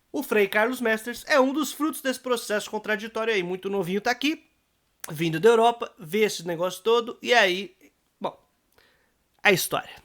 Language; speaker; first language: Portuguese; native; Portuguese